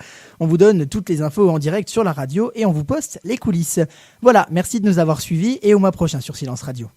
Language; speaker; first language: French; native; French